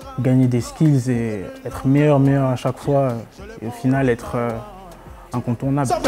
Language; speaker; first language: French; native; French